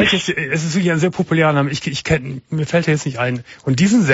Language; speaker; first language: German; native; German